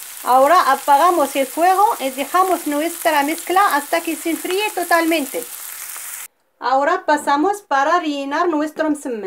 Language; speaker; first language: Spanish; non-native, fluent; Arabic